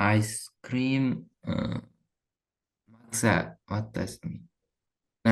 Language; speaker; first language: English; non-native, learner; Uzbek